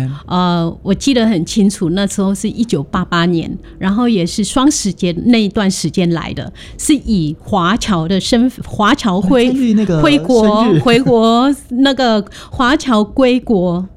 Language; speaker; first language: Chinese; non-native, fluent; Hakka Chinese